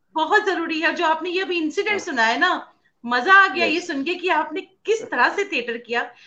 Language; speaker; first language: Hindi; native; Hindi